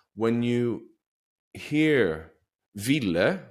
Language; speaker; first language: English; non-native, fluent; Swedish